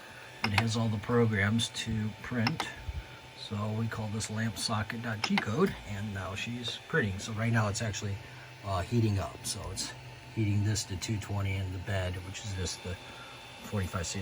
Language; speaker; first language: English; native; English